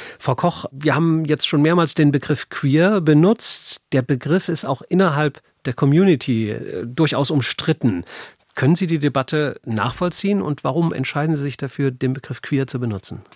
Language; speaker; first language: German; native; German